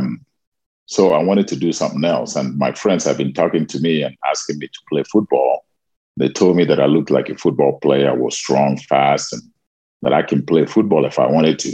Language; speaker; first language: English; non-native, local second language; Igbo